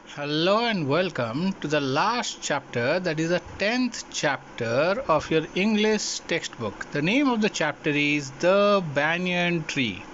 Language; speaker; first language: English; non-native, local second language; Hindi